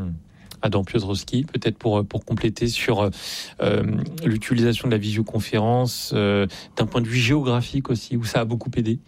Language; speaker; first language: French; native; French